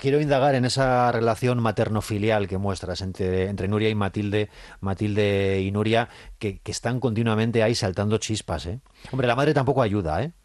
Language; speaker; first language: Spanish; native; Spanish